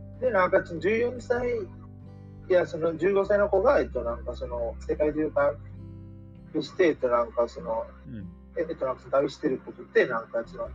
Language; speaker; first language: Japanese; non-native, learner; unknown